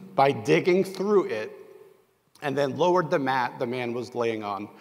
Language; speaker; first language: English; native; English